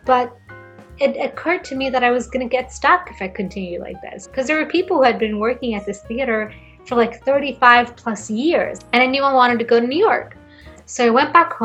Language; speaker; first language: English; non-native, fluent; Swedish